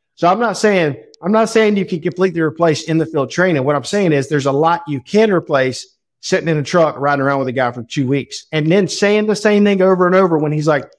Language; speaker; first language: English; native; English